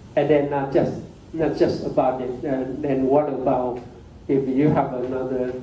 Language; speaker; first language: English; non-native, fluent; Chinese